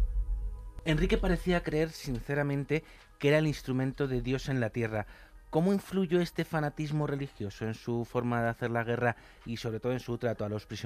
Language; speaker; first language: Spanish; native; Spanish